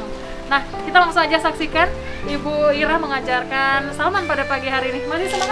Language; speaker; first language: Indonesian; native; Indonesian